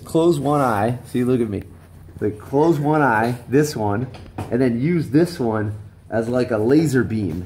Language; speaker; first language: English; native; English